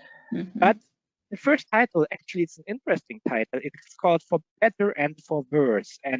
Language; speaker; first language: English; non-native, fluent; German